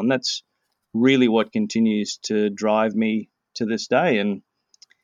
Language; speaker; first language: English; native; English